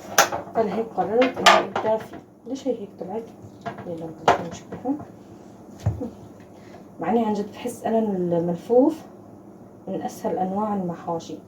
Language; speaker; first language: Arabic; native; Arabic